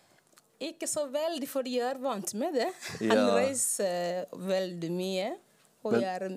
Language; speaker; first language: Norwegian; non-native, learner; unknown